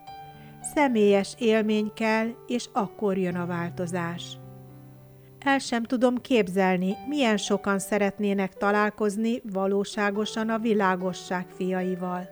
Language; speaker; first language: Hungarian; native; Hungarian